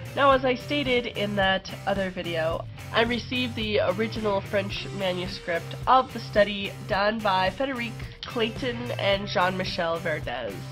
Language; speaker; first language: English; native; English